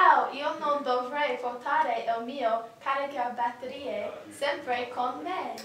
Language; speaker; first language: Italian; non-native, learner; English